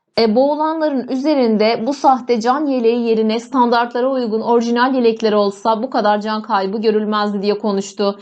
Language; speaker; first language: Turkish; native; Turkish